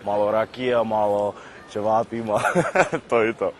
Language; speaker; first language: Serbian; non-native, learner; English